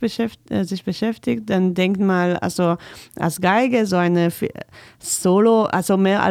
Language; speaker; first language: German; non-native, fluent; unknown